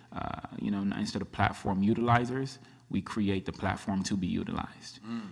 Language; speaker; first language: English; early bilingual, other home language; Akan